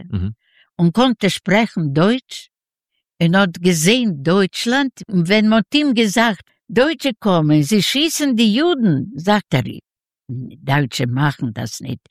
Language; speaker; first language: German; early bilingual, other home language; Yiddish